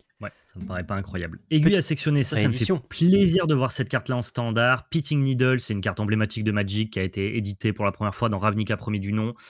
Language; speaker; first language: French; native; French